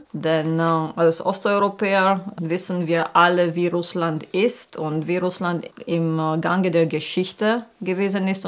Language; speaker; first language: German; non-native, fluent; Romanian